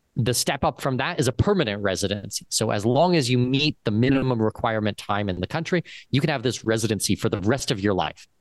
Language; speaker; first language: English; native; English